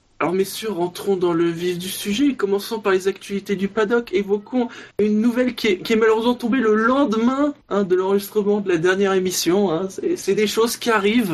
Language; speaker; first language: French; native; French